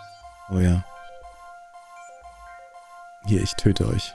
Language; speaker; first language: German; native; German